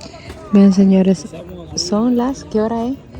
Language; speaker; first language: Spanish; native; Spanish